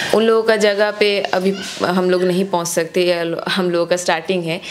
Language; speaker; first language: Hindi; non-native, local second language; Bangla